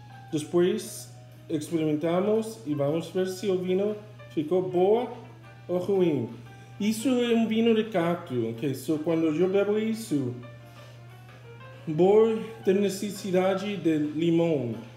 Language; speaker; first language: Portuguese; non-native, learner; English